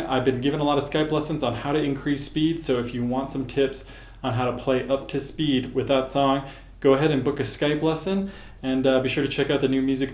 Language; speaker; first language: English; native; English